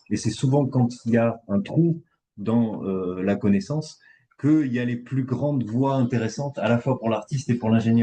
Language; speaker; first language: French; native; French